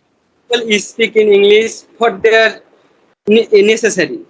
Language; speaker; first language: English; non-native, learner; Bangla